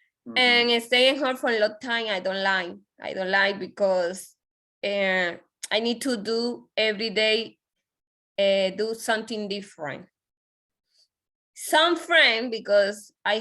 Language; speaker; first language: English; non-native, learner; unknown